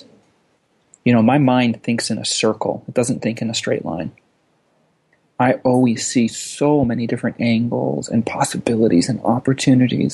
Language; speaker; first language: English; native; English